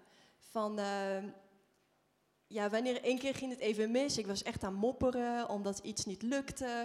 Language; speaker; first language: Dutch; non-native, fluent; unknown